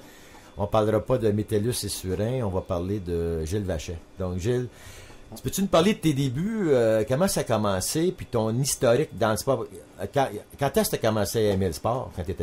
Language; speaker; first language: French; native; French